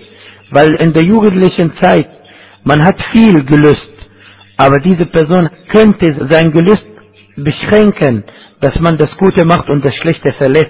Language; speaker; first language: German; non-native, fluent; Arabic